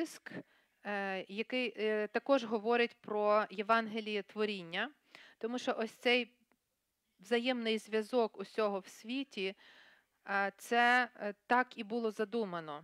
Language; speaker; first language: Ukrainian; native; Ukrainian